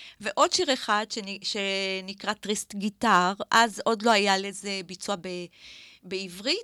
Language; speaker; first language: Hebrew; native; Hebrew